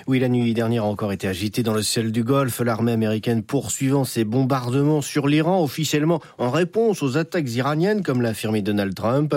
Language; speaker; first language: French; native; French